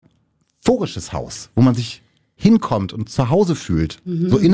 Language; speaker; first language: German; native; German